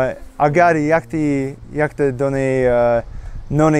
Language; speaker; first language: Persian; non-native, learner; English